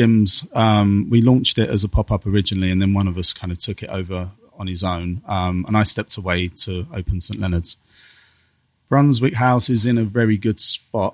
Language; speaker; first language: English; native; English